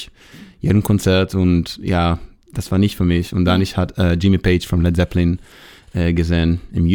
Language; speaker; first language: German; non-native, learner; Hebrew